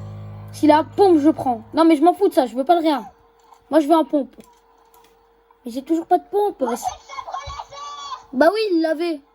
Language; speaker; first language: French; native; French